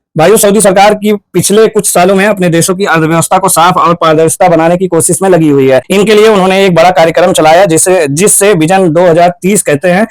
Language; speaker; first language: Hindi; native; Hindi